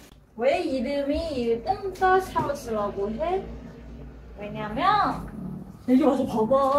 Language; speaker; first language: Korean; non-native, learner; Chinese